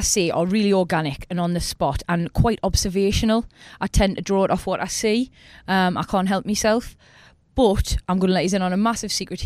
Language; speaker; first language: English; native; English